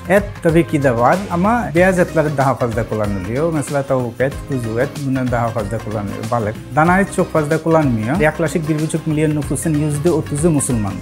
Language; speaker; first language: Turkish; non-native, fluent; Bangla